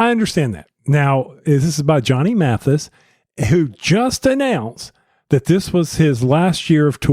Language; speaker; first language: English; native; English